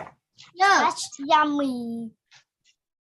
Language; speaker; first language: English; non-native, learner; Vietnamese